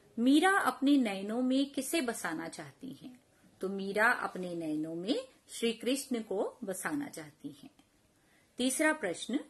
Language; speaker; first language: Hindi; non-native, local second language; Punjabi